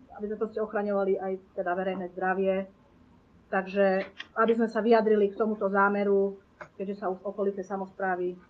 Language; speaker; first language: Slovak; native; Slovak